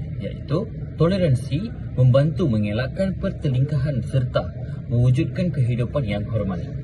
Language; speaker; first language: Malay; non-native, local second language; Iban